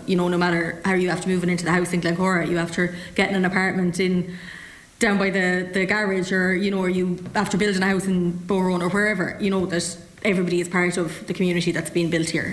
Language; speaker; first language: English; native; English